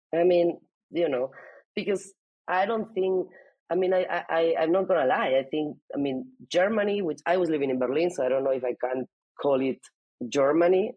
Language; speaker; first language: English; non-native, fluent; Spanish